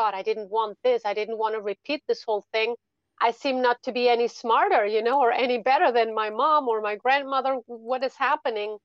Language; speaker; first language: English; non-native, fluent; German